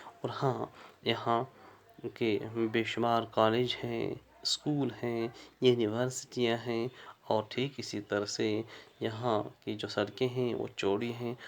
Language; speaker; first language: Urdu; non-native, local second language; Kashmiri